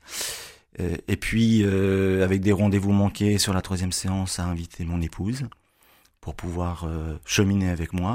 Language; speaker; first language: French; native; French